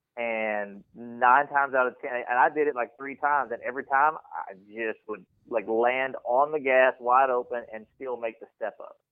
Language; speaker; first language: English; native; English